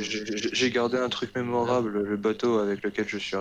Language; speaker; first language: French; native; French